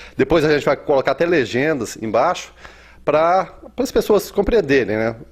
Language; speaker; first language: Portuguese; native; Portuguese